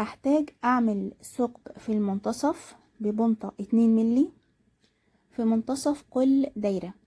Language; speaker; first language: Arabic; native; Arabic